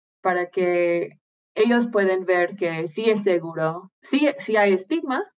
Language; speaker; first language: Spanish; non-native, fluent; English